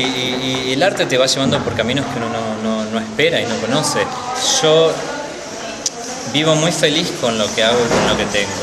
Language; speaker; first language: Spanish; native; Spanish